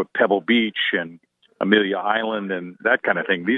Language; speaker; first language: English; native; English